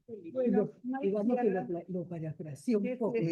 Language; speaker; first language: Spanish; native; Spanish